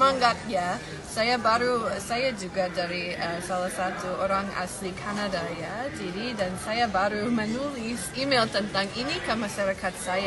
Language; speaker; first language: Indonesian; non-native, learner; English